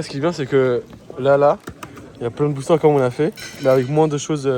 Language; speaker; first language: French; native; French